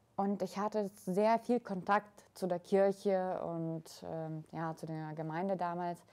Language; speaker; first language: German; early bilingual, other home language; Russian